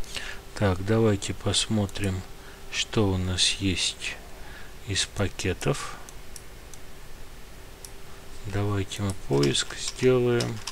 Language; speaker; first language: Russian; native; Russian